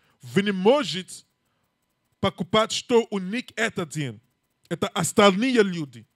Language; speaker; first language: Russian; non-native, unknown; English